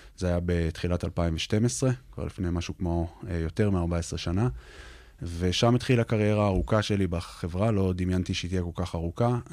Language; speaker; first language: Hebrew; native; Hebrew